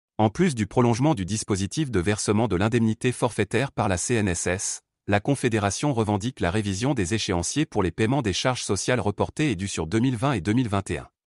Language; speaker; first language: French; non-native, local second language; Arabic